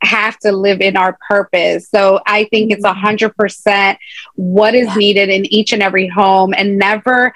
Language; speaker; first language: English; native; English